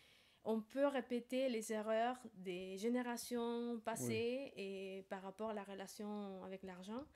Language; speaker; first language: French; non-native, fluent; Spanish